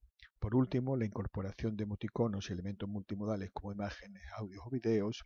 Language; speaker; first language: Spanish; native; Spanish